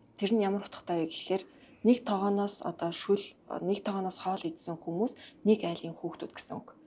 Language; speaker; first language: Mongolian; non-native, local second language; Kazakh